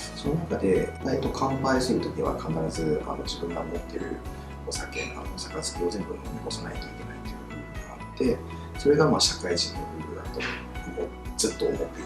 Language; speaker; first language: Japanese; non-native, fluent; Chinese